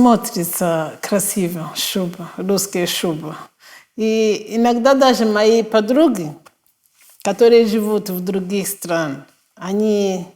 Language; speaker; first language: Russian; non-native, fluent; Kinyarwanda